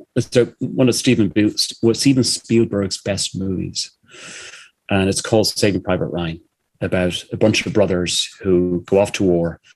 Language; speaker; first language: English; native; English